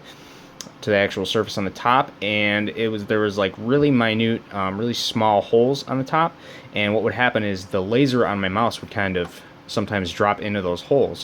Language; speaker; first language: English; native; English